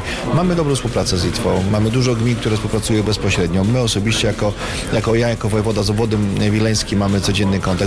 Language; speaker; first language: Polish; native; Polish